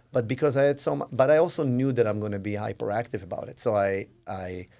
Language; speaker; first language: English; non-native, fluent; Hebrew